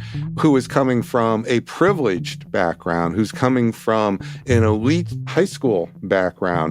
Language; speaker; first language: English; native; English